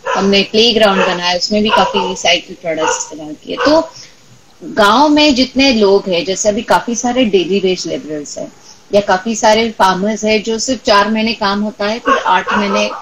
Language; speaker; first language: Hindi; non-native, local second language; Marathi